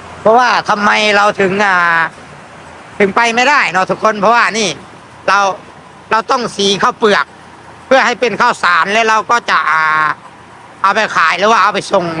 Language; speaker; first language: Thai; non-native, local second language; Lao